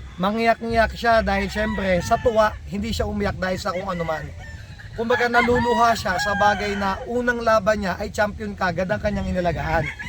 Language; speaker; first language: Filipino; native; Filipino